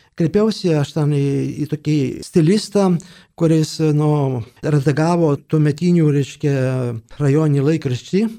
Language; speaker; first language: Lithuanian; native; Lithuanian